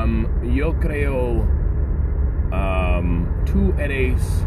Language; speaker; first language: Spanish; non-native, learner; English